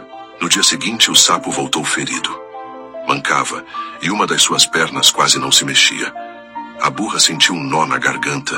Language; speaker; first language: Portuguese; native; Portuguese